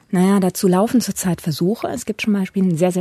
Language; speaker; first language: German; native; German